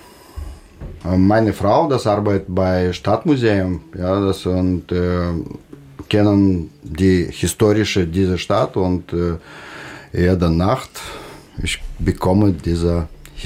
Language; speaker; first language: German; non-native, learner; Russian